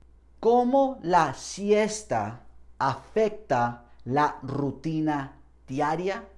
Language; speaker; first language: Spanish; non-native, fluent; English